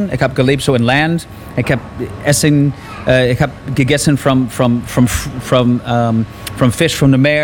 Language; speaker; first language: German; non-native, learner; English